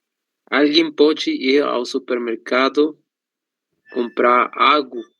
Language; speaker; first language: Portuguese; non-native, learner; Spanish